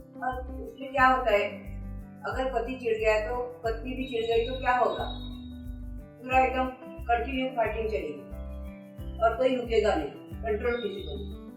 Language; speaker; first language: Hindi; non-native, local second language; Marathi